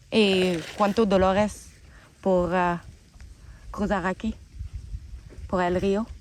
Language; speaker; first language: Spanish; non-native, learner; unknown